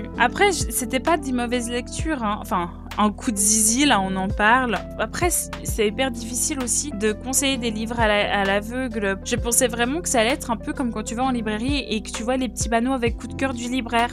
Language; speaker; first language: French; native; French